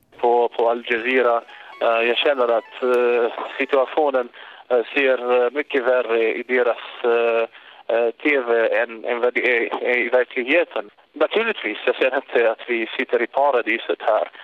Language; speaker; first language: Swedish; non-native, fluent; Arabic